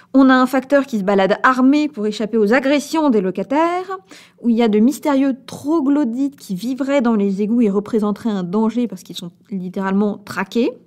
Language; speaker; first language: French; native; French